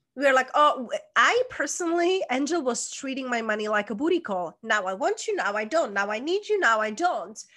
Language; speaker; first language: English; non-native, fluent; Czech